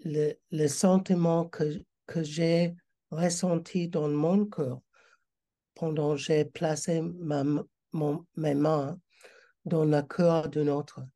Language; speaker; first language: French; non-native, learner; English